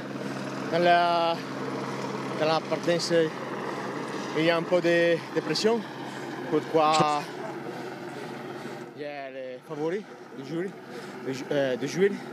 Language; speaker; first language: French; non-native, learner; Italian